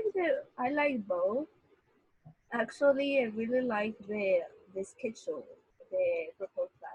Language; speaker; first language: English; non-native, learner; Spanish